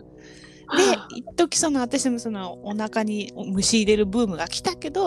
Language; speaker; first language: Japanese; native; Japanese